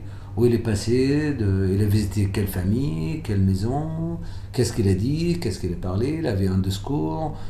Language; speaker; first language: French; non-native, fluent; Arabic